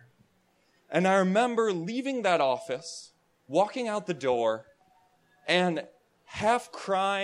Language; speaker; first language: English; native; English